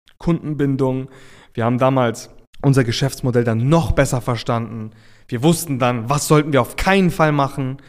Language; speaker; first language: German; early bilingual, other home language; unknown